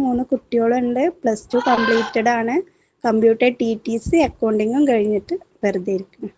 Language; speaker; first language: Malayalam; native; Malayalam